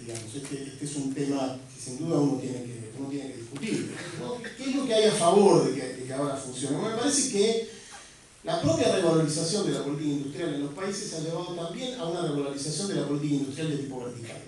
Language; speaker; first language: Spanish; native; Spanish